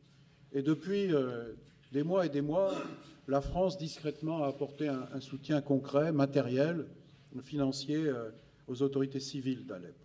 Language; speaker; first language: French; native; French